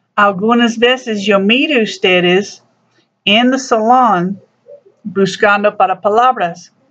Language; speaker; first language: Spanish; non-native, learner; English